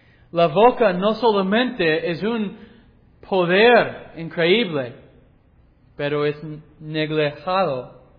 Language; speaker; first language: Spanish; non-native, learner; English